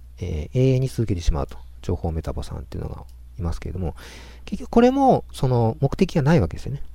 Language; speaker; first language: Japanese; native; Japanese